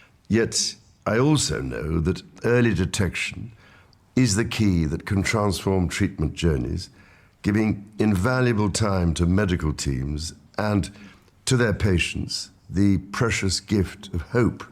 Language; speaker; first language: English; native; English